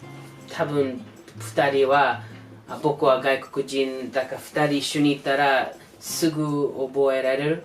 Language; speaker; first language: Japanese; non-native, learner; English